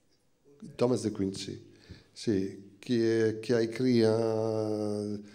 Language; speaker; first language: French; non-native, fluent; Italian